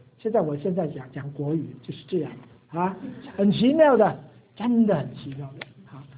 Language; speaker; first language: Chinese; non-native, local second language; Cantonese